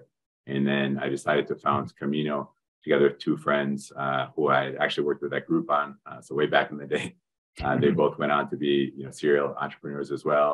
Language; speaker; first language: English; native; English